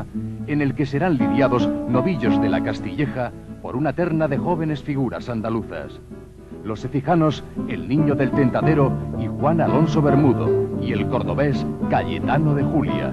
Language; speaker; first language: Spanish; native; Spanish